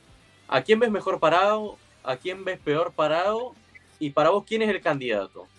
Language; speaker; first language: Spanish; native; Spanish